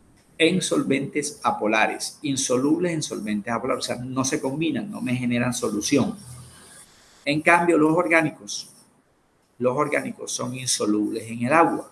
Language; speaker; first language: Spanish; native; Spanish